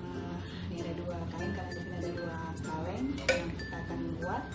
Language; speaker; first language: Indonesian; native; Indonesian